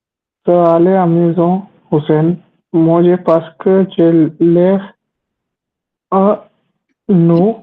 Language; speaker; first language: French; non-native, learner; Hindi